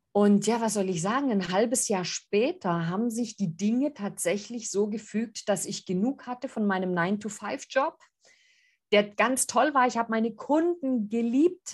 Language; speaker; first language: German; early bilingual, other home language; Greek